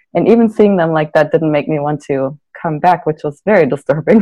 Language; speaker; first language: English; non-native, fluent; German